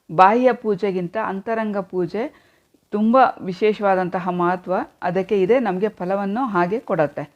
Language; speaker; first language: Kannada; native; Kannada